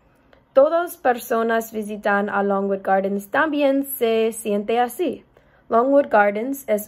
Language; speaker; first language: Spanish; non-native, learner; English